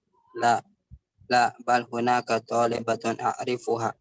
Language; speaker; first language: Arabic; non-native, learner; Indonesian